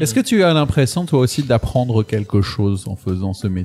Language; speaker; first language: French; native; French